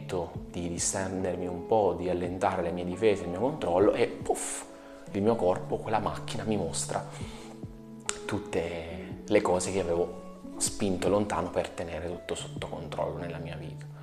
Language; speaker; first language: Italian; native; Italian